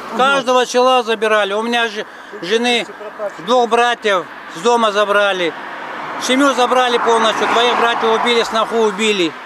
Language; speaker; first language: Russian; non-native, local second language; Ingush